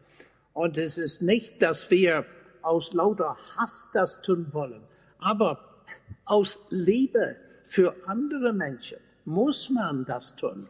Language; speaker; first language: German; non-native, fluent; English